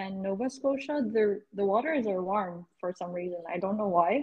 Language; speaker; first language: English; non-native, local second language; Cebuano